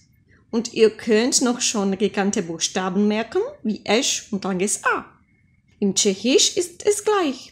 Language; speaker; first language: German; non-native, fluent; Czech